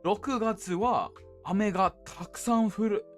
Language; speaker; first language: Japanese; non-native, learner; English